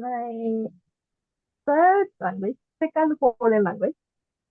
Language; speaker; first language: English; non-native, learner; Japanese